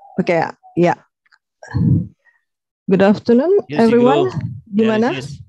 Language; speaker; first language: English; non-native, learner; Indonesian